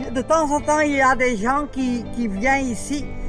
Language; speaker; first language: French; non-native, local second language; Dutch